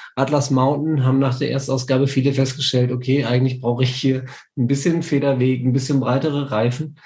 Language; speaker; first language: German; native; German